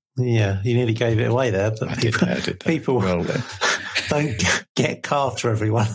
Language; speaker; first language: English; native; English